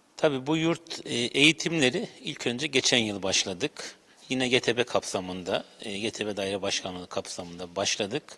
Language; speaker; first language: Turkish; native; Turkish